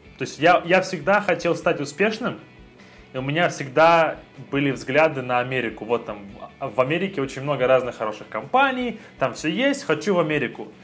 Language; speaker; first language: Russian; native; Russian